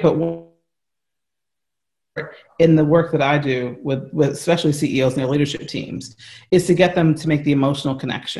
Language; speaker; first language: English; native; English